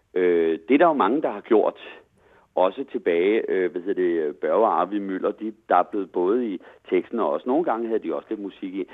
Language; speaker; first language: Danish; native; Danish